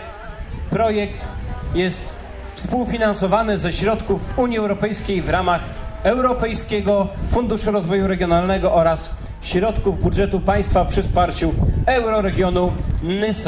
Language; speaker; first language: Polish; native; Polish